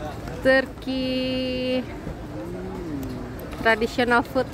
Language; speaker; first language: English; non-native, learner; Indonesian